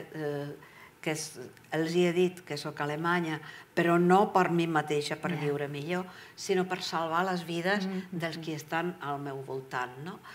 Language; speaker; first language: Catalan; non-native, fluent; Czech